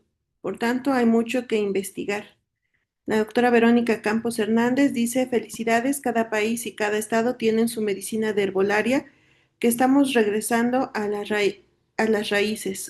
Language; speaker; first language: Spanish; native; Spanish